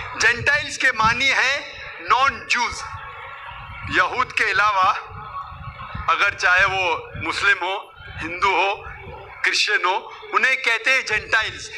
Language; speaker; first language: Hindi; non-native, local second language; Konkani